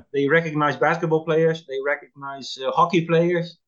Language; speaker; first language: English; non-native, fluent; Dutch